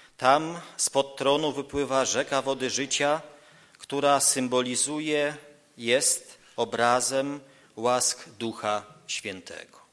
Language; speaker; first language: Polish; native; Polish